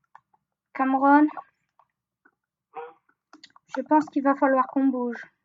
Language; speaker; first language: French; native; French